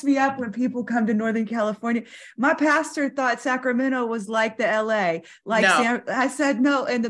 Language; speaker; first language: English; native; English